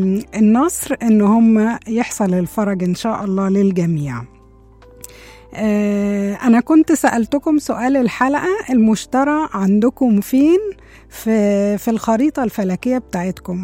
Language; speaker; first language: Arabic; native; Arabic